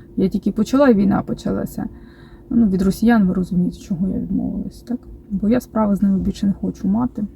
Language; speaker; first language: Ukrainian; non-native, local second language; Russian